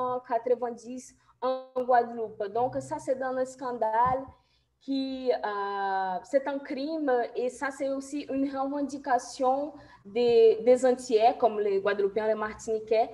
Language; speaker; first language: French; non-native, fluent; Portuguese